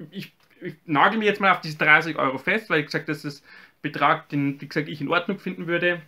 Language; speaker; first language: German; native; German